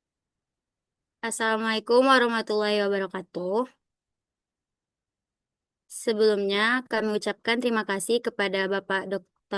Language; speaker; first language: Indonesian; native; Indonesian